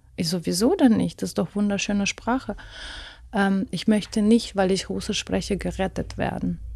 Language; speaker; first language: German; non-native, fluent; Ukrainian